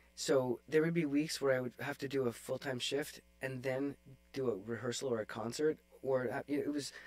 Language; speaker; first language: English; native; English